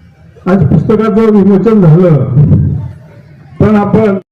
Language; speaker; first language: Marathi; native; Marathi